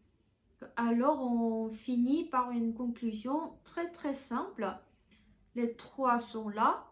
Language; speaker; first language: French; non-native, fluent; Korean